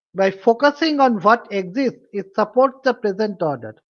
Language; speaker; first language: English; non-native, local second language; Bangla